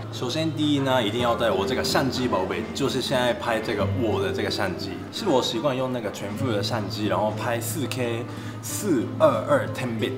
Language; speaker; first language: Chinese; non-native, fluent; Japanese